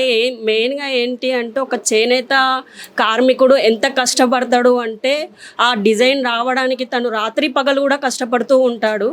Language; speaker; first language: Telugu; native; Telugu